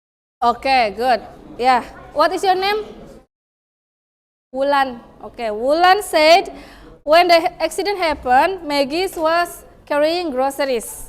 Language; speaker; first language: English; non-native, fluent; Indonesian